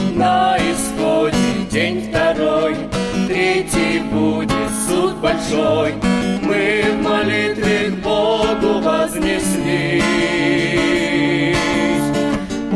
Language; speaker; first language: Russian; native; Russian